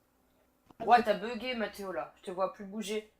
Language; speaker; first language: French; native; French